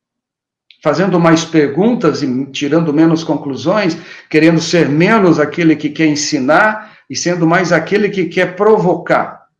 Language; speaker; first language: Portuguese; native; Portuguese